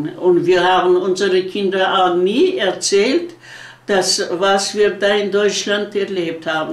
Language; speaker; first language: German; early bilingual, heritage; German